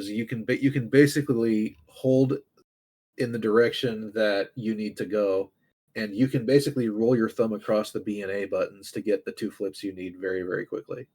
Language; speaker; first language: English; native; English